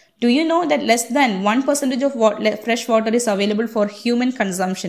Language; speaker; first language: English; non-native, local second language; Malayalam